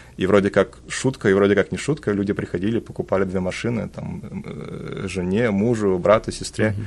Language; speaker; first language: Russian; early bilingual, heritage; Russian